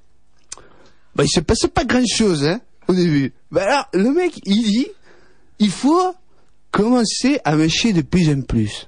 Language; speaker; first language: French; native; French